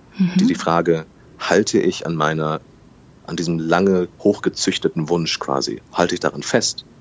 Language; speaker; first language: German; early bilingual, other home language; Portuguese